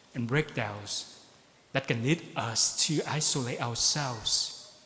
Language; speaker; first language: English; non-native, fluent; Vietnamese